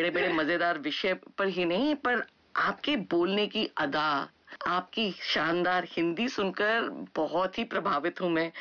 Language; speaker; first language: Hindi; native; Hindi